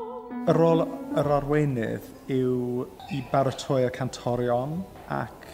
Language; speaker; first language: Welsh; non-native, fluent; English